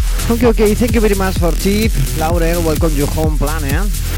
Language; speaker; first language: English; non-native, learner; Spanish